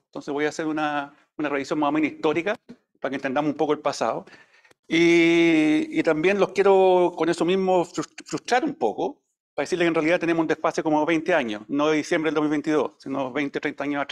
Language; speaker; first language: Spanish; native; Spanish